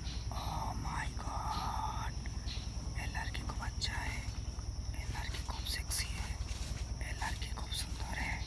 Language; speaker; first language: Hindi; non-native, learner; Bangla